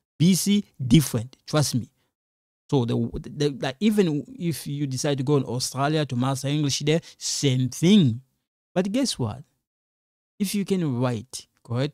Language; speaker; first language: English; non-native, fluent; Lingala